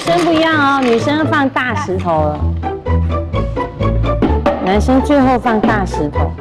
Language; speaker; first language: Chinese; native; Chinese